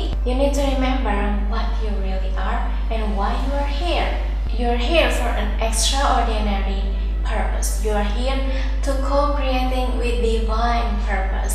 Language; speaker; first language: English; non-native, fluent; Indonesian